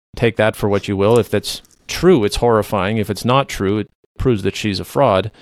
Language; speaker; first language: English; non-native, fluent; Low German